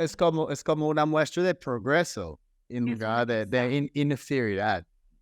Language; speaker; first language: Spanish; non-native, fluent; English